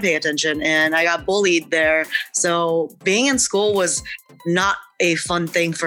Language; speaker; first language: English; early bilingual, other home language; Chinese